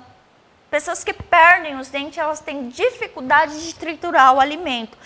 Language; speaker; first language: Portuguese; native; Portuguese